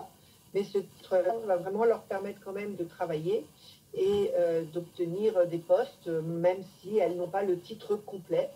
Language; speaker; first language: French; native; French